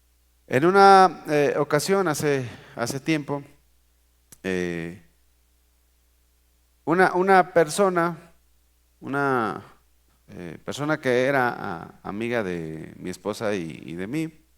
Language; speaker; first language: Spanish; native; Spanish